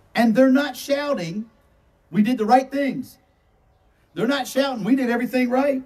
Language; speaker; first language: English; native; English